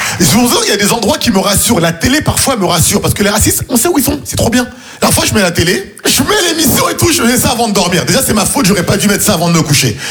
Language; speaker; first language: French; native; French